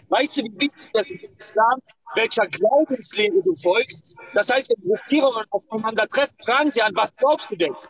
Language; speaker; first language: German; non-native, fluent; Persian